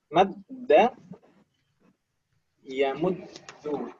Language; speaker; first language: Arabic; non-native, fluent; Indonesian